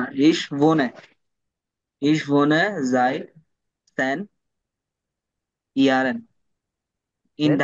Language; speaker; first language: German; non-native, learner; Bangla